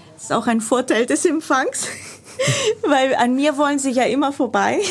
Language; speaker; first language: German; non-native, fluent; Greek